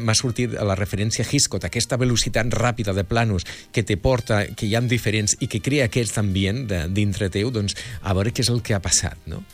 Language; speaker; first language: Catalan; native; Catalan